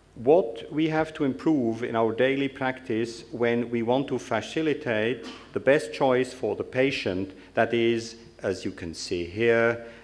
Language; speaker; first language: English; non-native, fluent; German